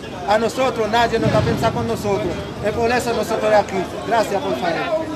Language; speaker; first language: Spanish; non-native, learner; Haitian Creole